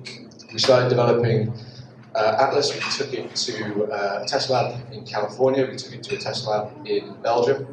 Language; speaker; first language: English; native; English